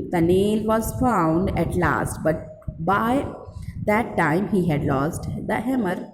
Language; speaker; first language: English; non-native, local second language; Hindi